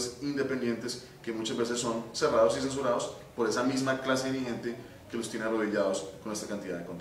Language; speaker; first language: Spanish; native; Spanish